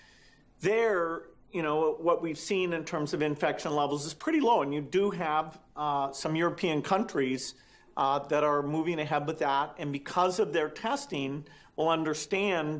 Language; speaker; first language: English; native; English